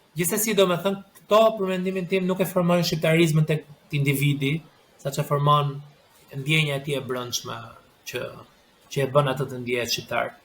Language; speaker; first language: Albanian; native; Albanian